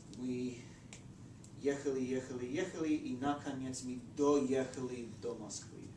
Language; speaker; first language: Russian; non-native, fluent; English